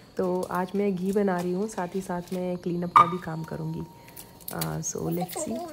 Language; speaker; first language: Hindi; native; Hindi